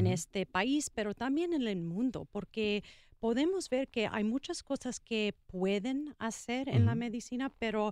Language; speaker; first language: Spanish; non-native, learner; English